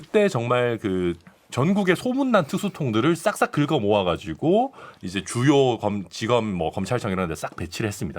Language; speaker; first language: Korean; native; Korean